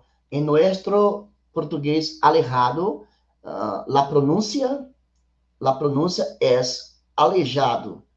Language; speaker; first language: Spanish; non-native, learner; Portuguese